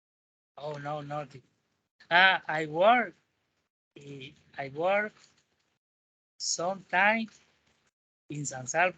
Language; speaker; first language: English; non-native, learner; Spanish